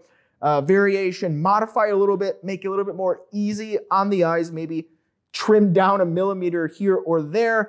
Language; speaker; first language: English; native; English